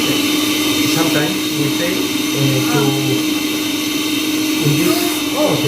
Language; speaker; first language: English; non-native, learner; Greek